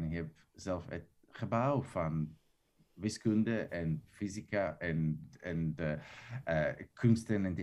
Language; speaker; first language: Dutch; non-native, fluent; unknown